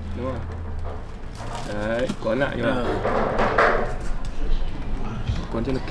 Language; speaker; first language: Vietnamese; native; Vietnamese